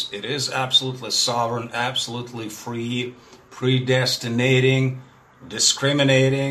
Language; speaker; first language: English; non-native, fluent; Russian